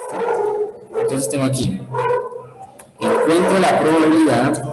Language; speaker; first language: Spanish; native; Spanish